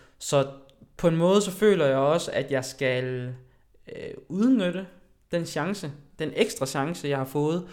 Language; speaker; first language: Danish; early bilingual, other home language; Haitian Creole